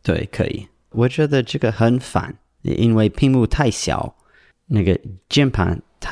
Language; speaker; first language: Chinese; non-native, learner; English